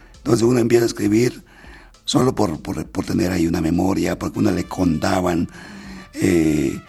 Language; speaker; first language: Spanish; non-native, local second language; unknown